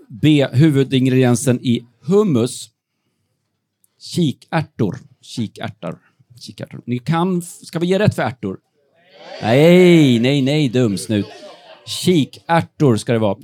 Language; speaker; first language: Swedish; native; Swedish